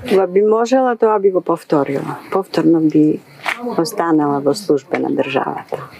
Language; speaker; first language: Macedonian; early bilingual, heritage; Macedonian